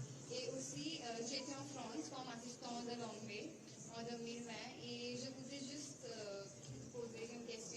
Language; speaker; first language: French; non-native, fluent; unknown